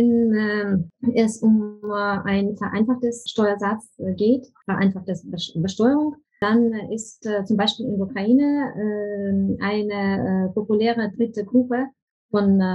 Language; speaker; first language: German; non-native, fluent; Ukrainian